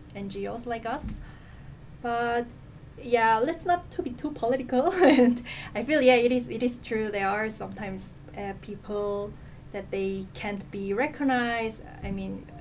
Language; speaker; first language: English; non-native, fluent; Korean